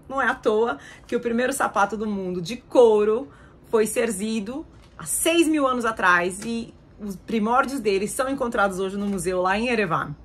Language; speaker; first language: Portuguese; native; Portuguese